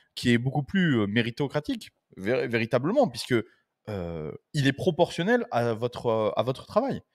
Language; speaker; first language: French; native; French